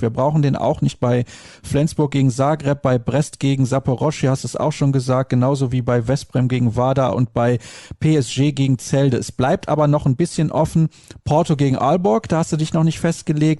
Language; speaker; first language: German; native; German